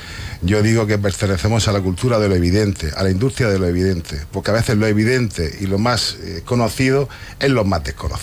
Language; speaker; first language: Spanish; native; Spanish